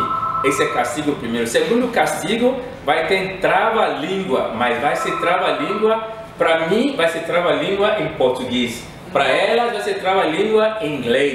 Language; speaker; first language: Portuguese; non-native, fluent; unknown